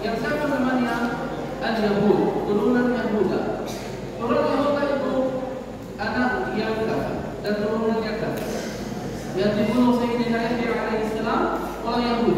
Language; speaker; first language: Indonesian; non-native, learner; Arabic